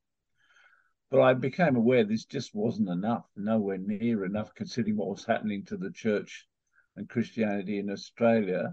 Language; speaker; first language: English; native; English